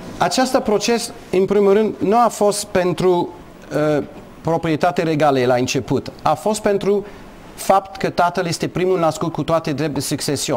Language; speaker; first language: Romanian; non-native, learner; English